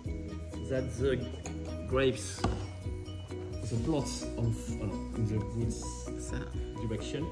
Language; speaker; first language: English; non-native, fluent; French